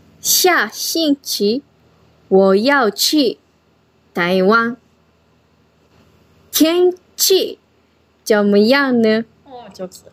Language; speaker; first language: Chinese; non-native, learner; Korean